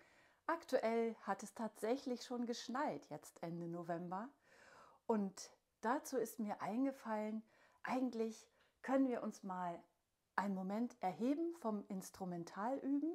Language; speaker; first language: German; native; German